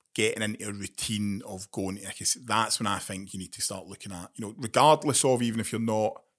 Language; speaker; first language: English; native; English